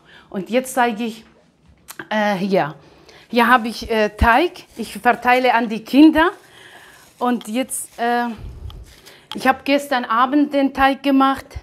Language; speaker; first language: German; non-native, fluent; Aramaic